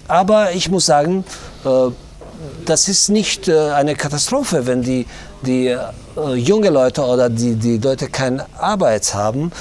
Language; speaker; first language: German; non-native, fluent; Tajik